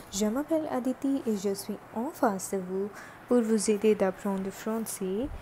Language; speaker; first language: French; non-native, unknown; Punjabi